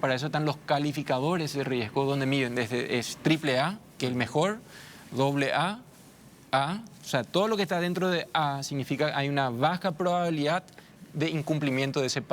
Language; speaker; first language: Spanish; native; Spanish